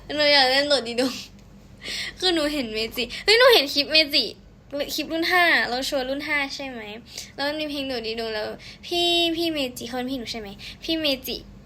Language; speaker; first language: Thai; native; Thai